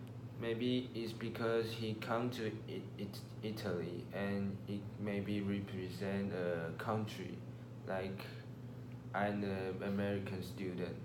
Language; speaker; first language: English; non-native, learner; Chinese